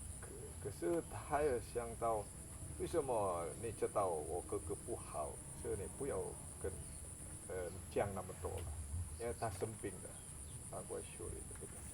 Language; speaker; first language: Chinese; non-native, learner; Indonesian